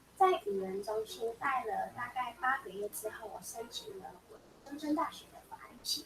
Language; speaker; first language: Chinese; non-native, fluent; Mongolian